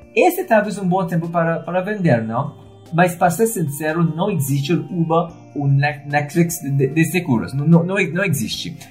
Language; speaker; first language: Portuguese; non-native, fluent; English